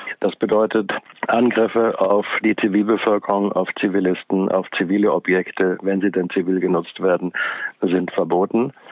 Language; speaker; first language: German; native; German